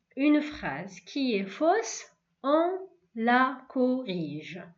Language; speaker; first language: French; non-native, local second language; Arabic